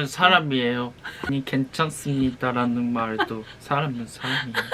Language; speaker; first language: Korean; non-native, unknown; Japanese